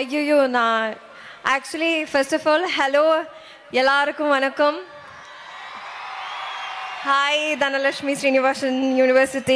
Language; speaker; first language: Tamil; non-native, local second language; Malayalam